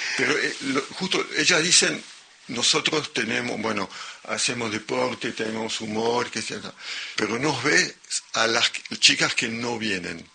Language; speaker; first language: Spanish; non-native, local second language; French